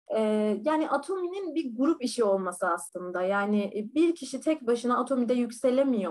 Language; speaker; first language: Turkish; native; Turkish